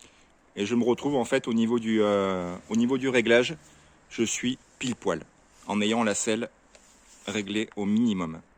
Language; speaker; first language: French; native; French